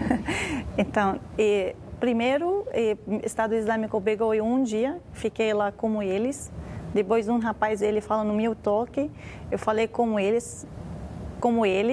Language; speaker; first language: Portuguese; non-native, learner; Arabic